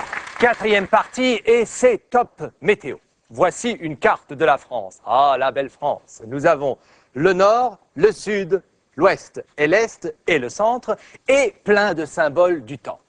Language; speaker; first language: French; native; French